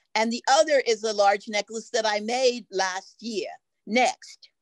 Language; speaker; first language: English; native; English